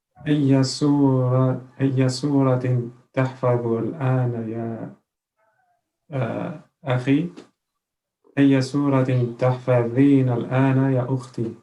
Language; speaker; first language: Arabic; non-native, learner; French